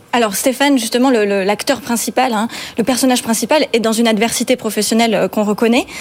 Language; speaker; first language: French; native; French